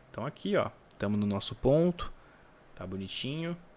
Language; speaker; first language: Portuguese; native; Portuguese